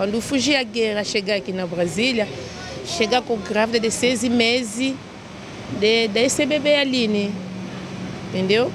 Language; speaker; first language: Portuguese; non-native, learner; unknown